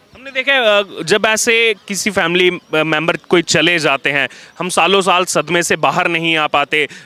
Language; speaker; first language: Hindi; native; Hindi